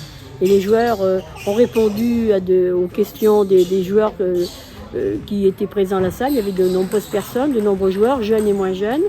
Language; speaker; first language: French; native; French